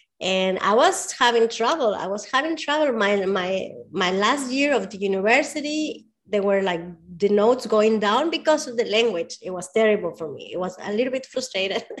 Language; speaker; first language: English; non-native, fluent; Spanish